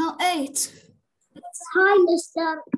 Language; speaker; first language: English; non-native, learner; Arabic